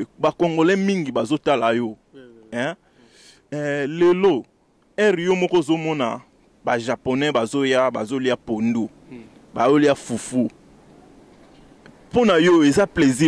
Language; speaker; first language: Lingala; native; Lingala